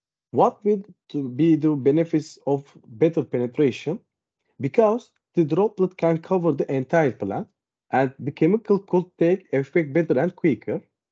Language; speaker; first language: English; non-native, learner; Turkish